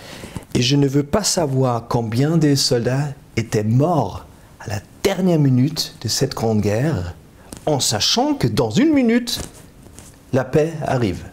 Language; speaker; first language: French; non-native, fluent; German